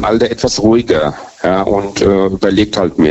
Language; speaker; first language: German; native; German